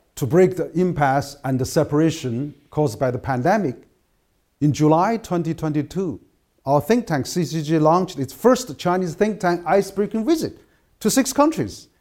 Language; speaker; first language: English; non-native, fluent; Chinese